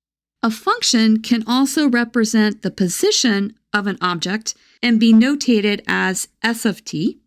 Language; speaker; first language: English; native; English